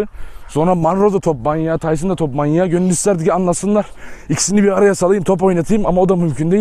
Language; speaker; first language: Turkish; native; Turkish